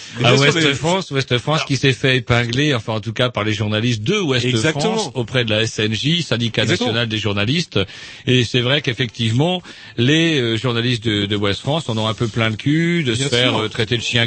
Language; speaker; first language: French; native; French